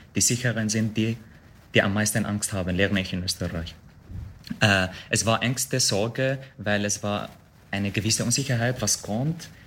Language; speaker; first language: German; non-native, fluent; Arabic